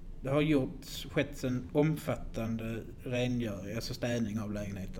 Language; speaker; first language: Swedish; native; Swedish